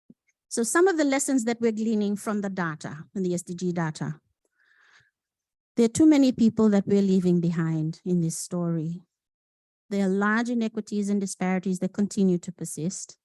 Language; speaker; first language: English; non-native, local second language; Fijian